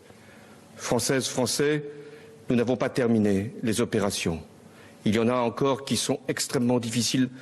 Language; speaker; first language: French; native; French